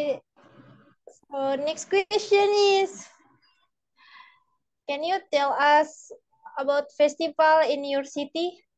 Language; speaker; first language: English; non-native, learner; Indonesian